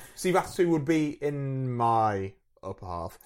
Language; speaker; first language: English; native; English